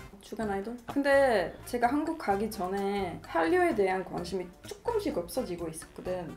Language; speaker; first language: Korean; non-native, fluent; Swedish